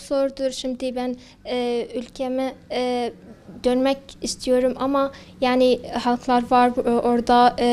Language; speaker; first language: Turkish; non-native, fluent; Kurdish